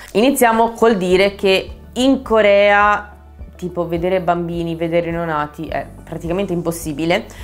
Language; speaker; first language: Italian; native; Italian